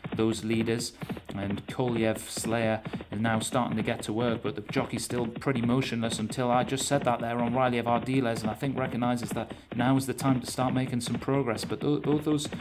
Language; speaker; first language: English; native; English